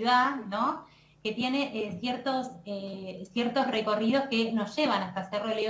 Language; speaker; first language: Spanish; native; Spanish